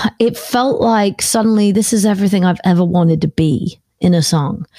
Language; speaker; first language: English; native; English